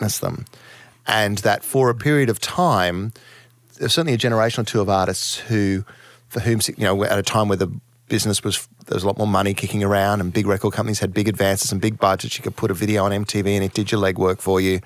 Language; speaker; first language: English; native; English